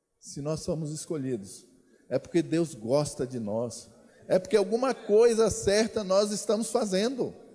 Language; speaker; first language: Portuguese; native; Portuguese